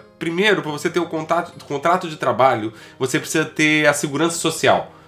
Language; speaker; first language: Portuguese; native; Portuguese